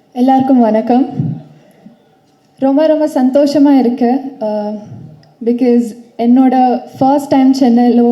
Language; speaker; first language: Tamil; non-native, learner; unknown